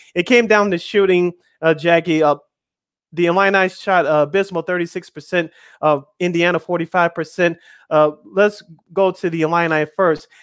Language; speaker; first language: English; native; English